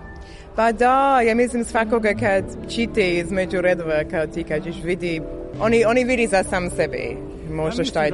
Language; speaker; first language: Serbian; non-native, learner; English